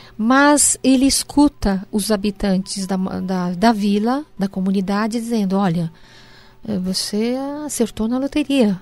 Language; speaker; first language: Portuguese; early bilingual, other home language; Japanese